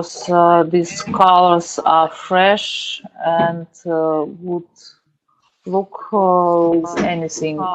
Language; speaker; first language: English; non-native, learner; Russian